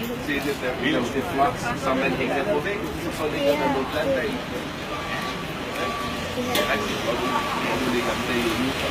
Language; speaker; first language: Danish; non-native, fluent; Arabic